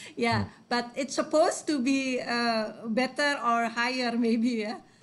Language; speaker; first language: English; non-native, fluent; Indonesian